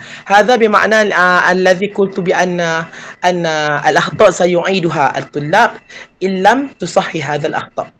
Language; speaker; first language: Arabic; non-native, fluent; Malay